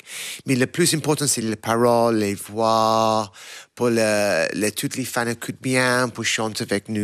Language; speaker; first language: French; non-native, learner; English